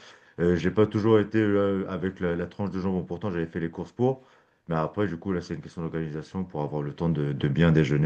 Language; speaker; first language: French; native; French